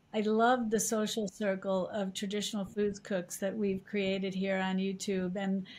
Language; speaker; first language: English; native; English